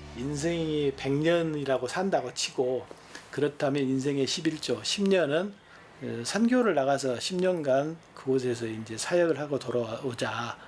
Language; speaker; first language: Korean; native; Korean